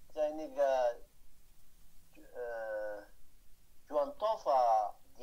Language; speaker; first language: Chinese; non-native, learner; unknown